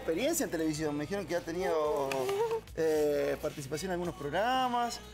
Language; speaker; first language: Spanish; native; Spanish